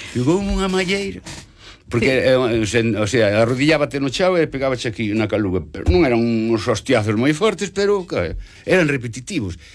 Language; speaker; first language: Galician; native; Galician